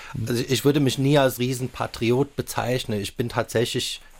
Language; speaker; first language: German; non-native, fluent; English